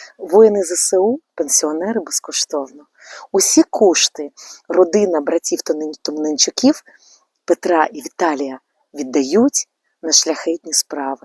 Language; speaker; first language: Ukrainian; native; Ukrainian